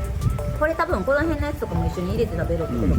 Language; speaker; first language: Japanese; native; Japanese